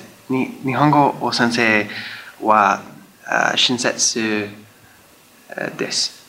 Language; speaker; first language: Japanese; non-native, learner; English